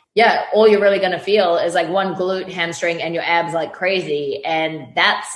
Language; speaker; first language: English; native; English